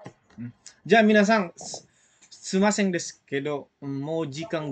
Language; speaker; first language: Japanese; non-native, fluent; Indonesian